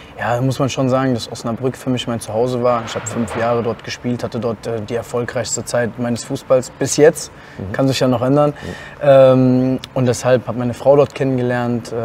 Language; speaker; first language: German; native; German